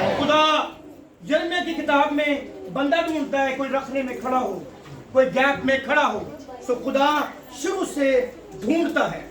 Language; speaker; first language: Urdu; non-native, local second language; Punjabi